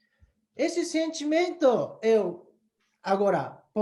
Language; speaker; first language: Portuguese; non-native, learner; Japanese